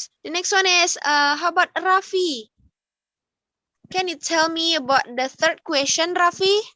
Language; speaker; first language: English; non-native, learner; Indonesian